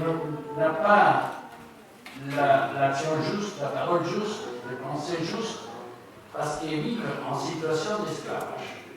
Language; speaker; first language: French; non-native, learner; Spanish